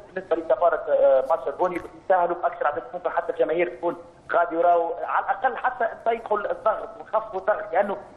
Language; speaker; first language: Arabic; native; Arabic